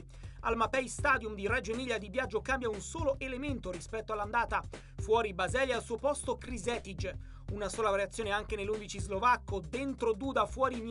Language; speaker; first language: Italian; native; Italian